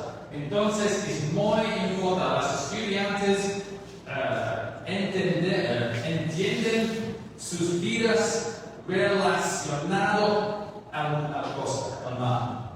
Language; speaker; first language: Spanish; non-native, learner; English